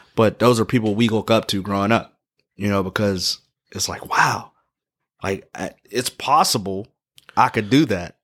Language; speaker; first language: English; native; English